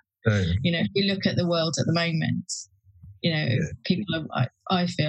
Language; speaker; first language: English; native; English